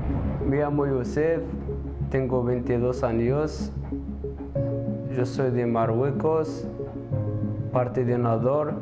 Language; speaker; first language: Spanish; non-native, learner; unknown